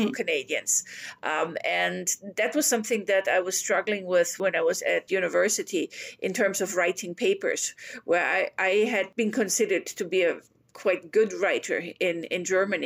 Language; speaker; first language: English; non-native, fluent; German